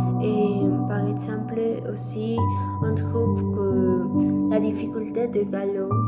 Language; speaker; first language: French; non-native, learner; Spanish